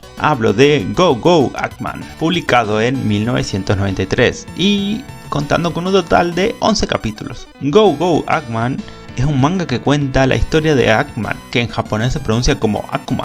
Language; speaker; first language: Spanish; native; Spanish